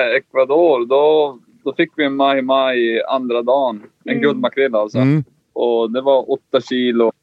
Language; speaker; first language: Swedish; native; Swedish